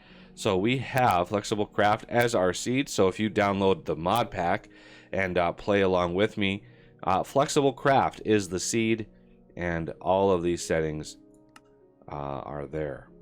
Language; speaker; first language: English; native; English